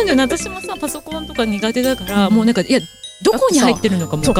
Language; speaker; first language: Japanese; native; Japanese